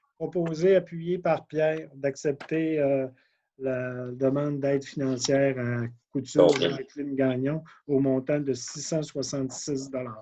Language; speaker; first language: French; native; French